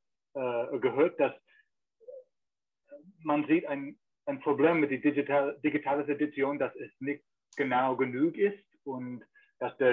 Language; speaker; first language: German; non-native, fluent; English